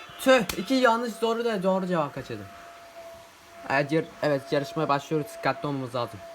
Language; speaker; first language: Turkish; native; Turkish